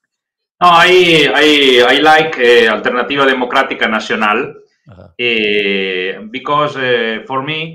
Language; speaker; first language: English; non-native, learner; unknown